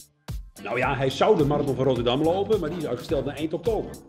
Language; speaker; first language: Dutch; native; Dutch